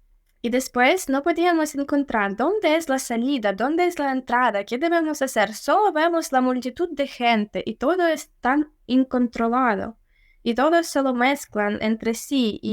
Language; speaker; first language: Spanish; non-native, fluent; Ukrainian